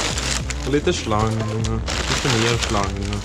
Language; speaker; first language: Swedish; native; Swedish